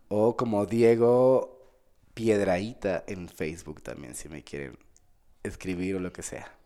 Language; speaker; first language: Spanish; native; Spanish